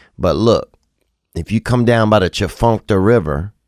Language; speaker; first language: English; native; English